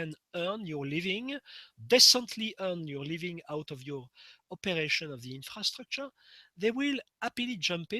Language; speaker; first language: English; non-native, fluent; French